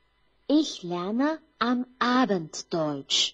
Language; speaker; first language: German; non-native, fluent; Chinese